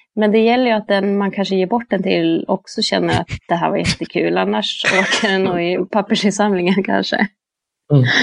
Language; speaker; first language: Swedish; native; Swedish